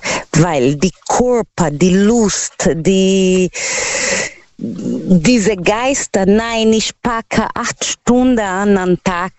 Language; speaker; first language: German; non-native, fluent; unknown